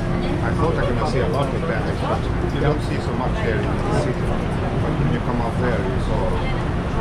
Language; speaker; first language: English; non-native, learner; Swedish